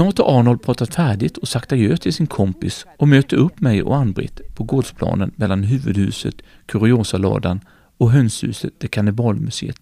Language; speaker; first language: Swedish; native; Swedish